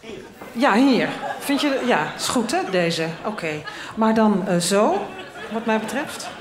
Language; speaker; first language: Dutch; native; Dutch